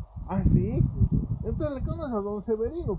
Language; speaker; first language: Spanish; native; Spanish